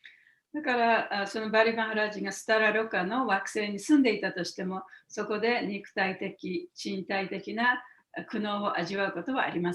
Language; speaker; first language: Japanese; native; Japanese